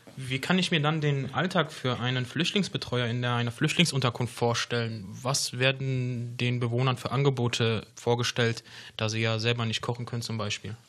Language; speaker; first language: German; native; German